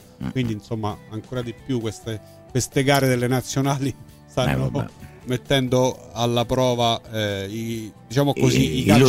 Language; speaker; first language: Italian; native; Italian